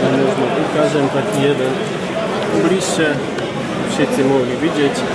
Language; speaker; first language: Polish; non-native, learner; Slovak